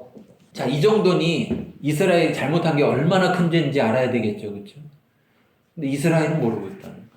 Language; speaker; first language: Korean; native; Korean